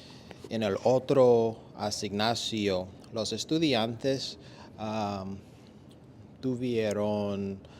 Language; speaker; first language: Spanish; non-native, learner; English